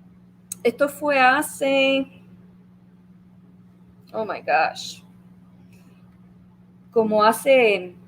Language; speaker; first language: Spanish; early bilingual, heritage; Spanish